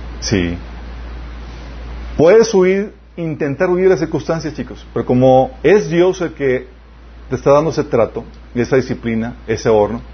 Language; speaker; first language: Spanish; native; Spanish